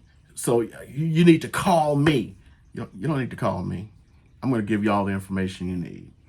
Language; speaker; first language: English; native; English